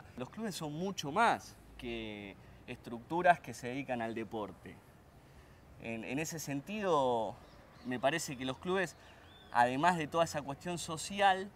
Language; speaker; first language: Spanish; native; Spanish